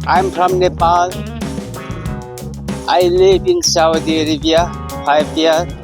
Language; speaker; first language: English; non-native, learner; Nepali